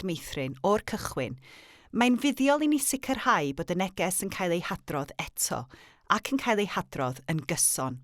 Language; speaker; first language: Welsh; native; Welsh